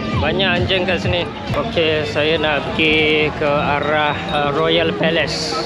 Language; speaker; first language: Malay; non-native, fluent; Khmer